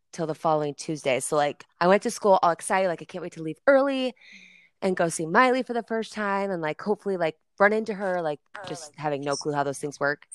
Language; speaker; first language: English; native; English